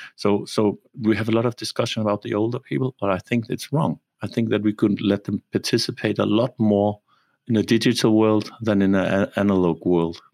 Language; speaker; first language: English; non-native, fluent; Danish